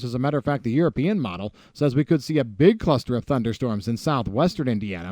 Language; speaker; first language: English; native; English